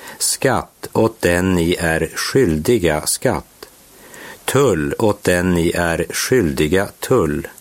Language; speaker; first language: Swedish; native; Swedish